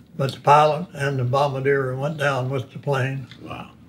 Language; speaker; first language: English; native; English